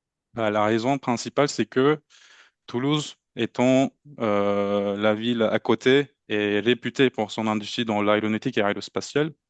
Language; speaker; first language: French; non-native, fluent; Turkish